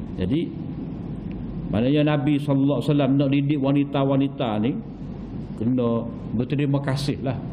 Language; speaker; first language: Malay; native; Malay